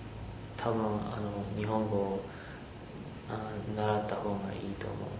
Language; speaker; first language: Japanese; non-native, learner; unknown